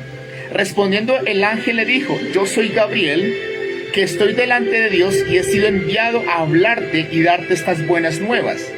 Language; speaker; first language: Spanish; native; Spanish